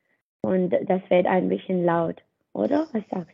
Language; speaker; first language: German; non-native, learner; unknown